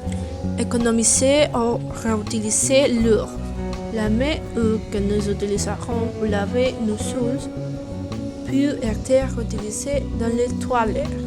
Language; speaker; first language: French; non-native, learner; Spanish